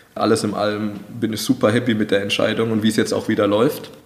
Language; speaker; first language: German; native; German